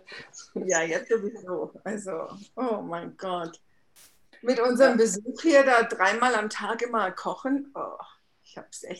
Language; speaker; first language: German; native; German